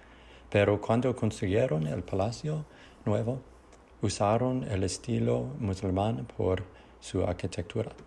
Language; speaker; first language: Spanish; non-native, learner; English